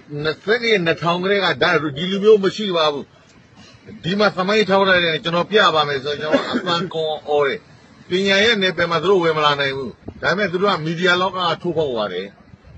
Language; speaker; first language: Burmese; native; Burmese